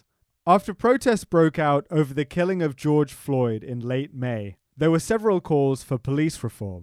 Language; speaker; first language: English; native; English